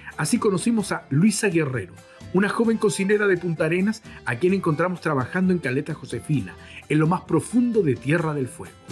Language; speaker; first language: Spanish; native; Spanish